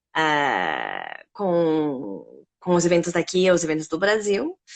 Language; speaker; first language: Portuguese; non-native, fluent; English